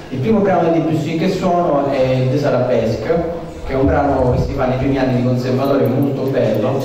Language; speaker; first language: Italian; non-native, fluent; Spanish